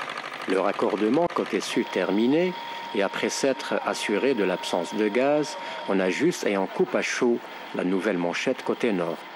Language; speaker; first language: French; non-native, local second language; Arabic